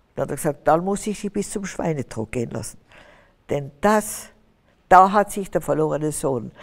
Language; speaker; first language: German; native; German